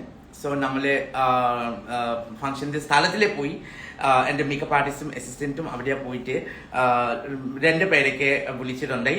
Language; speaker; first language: Malayalam; non-native, learner; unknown